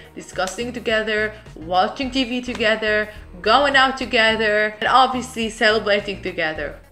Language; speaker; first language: English; non-native, fluent; Arabic